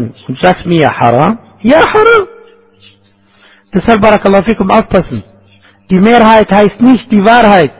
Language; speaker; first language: German; non-native, fluent; Arabic